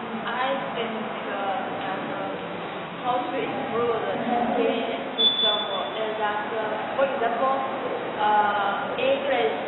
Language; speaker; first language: English; non-native, learner; Chinese